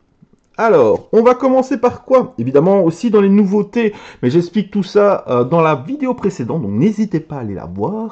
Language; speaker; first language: French; native; French